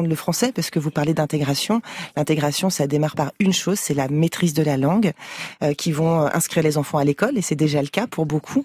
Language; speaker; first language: French; native; French